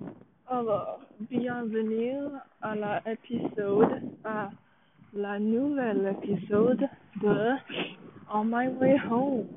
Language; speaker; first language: French; non-native, learner; English